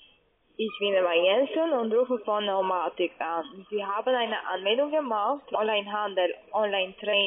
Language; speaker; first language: German; non-native, learner; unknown